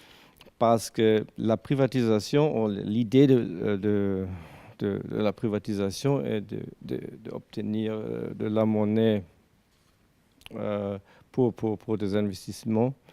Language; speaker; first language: French; non-native, learner; German